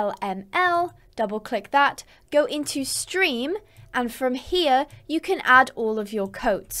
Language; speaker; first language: English; native; English